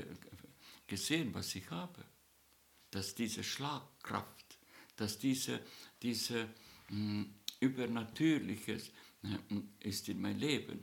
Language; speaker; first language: German; non-native, learner; Estonian